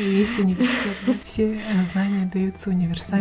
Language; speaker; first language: Russian; native; Russian